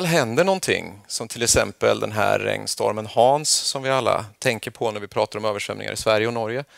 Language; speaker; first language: Swedish; native; Swedish